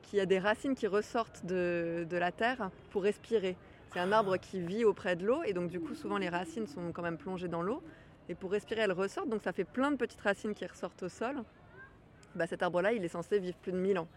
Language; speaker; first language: French; native; French